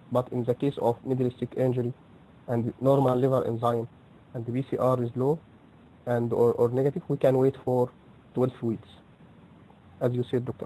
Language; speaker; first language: English; non-native, fluent; Arabic